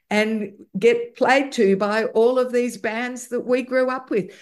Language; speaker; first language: English; native; English